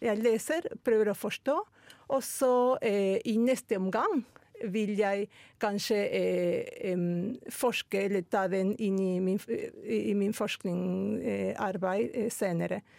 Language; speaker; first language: Norwegian; non-native, fluent; Spanish